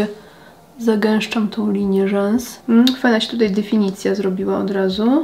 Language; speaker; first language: Polish; native; Polish